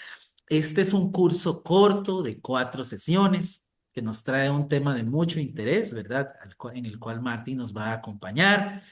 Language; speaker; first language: Spanish; native; Spanish